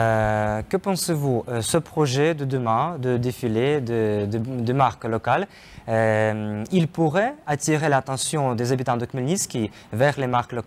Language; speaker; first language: French; non-native, fluent; Ukrainian